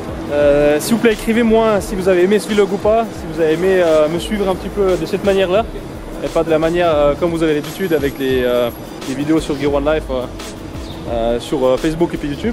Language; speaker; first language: French; native; French